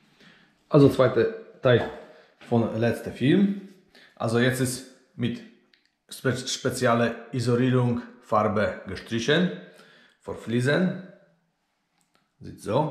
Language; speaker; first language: German; non-native, learner; Polish